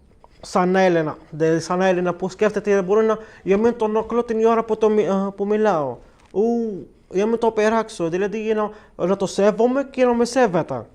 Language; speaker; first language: Greek; non-native, learner; Arabic